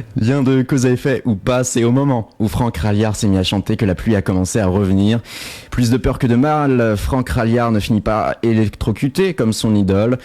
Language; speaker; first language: French; native; French